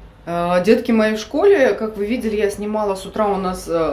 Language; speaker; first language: Russian; native; Russian